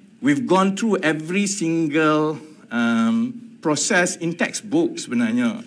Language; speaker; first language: English; non-native, local second language; Malay